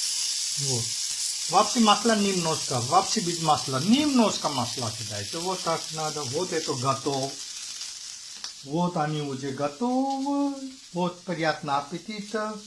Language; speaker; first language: Russian; non-native, learner; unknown